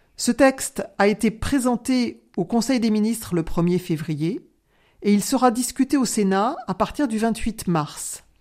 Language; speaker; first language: French; native; French